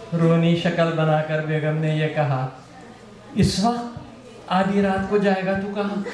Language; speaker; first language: Urdu; native; Urdu